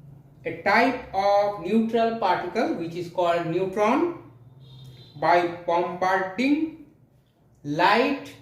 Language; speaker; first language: English; non-native, local second language; Hindi